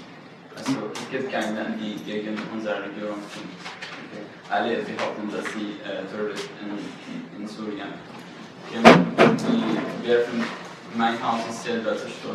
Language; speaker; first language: German; non-native, learner; Arabic